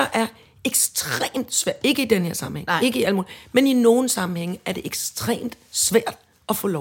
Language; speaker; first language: Danish; native; Danish